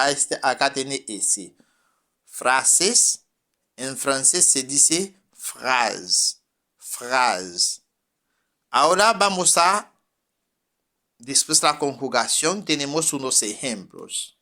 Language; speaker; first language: Spanish; non-native, fluent; French